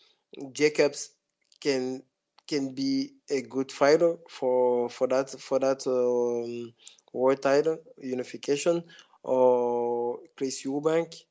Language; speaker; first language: English; non-native, fluent; French